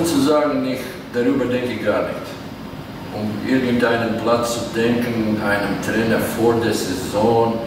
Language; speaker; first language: German; non-native, fluent; Latvian